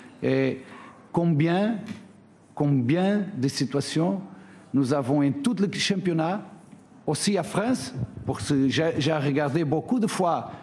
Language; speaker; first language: French; non-native, learner; Portuguese